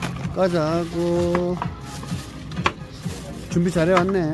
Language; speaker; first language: Korean; native; Korean